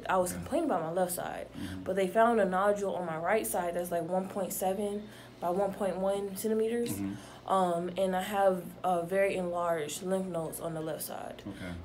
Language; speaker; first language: English; native; English